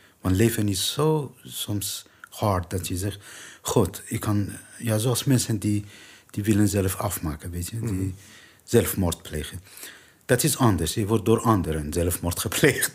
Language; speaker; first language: Dutch; non-native, learner; Persian